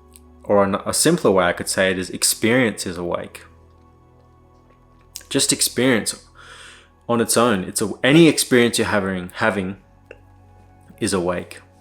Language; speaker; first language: English; native; English